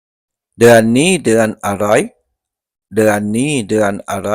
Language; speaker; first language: Thai; non-native, learner; English